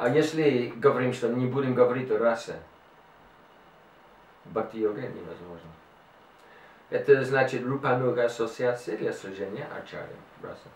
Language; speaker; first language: Russian; non-native, fluent; English